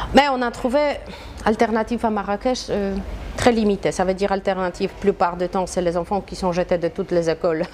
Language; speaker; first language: French; non-native, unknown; Polish